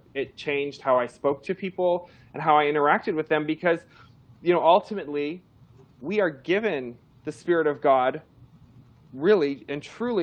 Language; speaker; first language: English; native; English